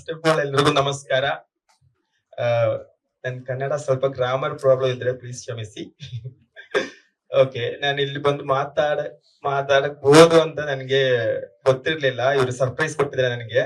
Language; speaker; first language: Kannada; non-native, fluent; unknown